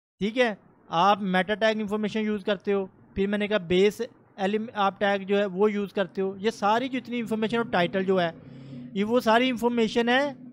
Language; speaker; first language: Urdu; native; Urdu